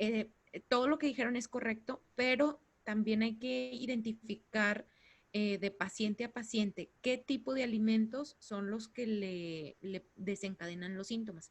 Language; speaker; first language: Spanish; native; Spanish